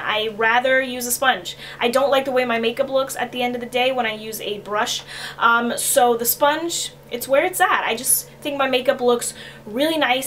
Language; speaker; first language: English; native; English